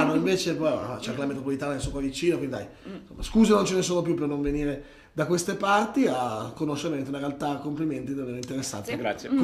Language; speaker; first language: Italian; native; Italian